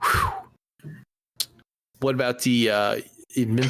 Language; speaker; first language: English; native; English